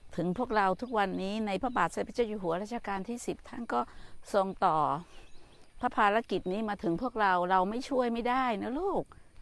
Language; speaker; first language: Thai; native; Thai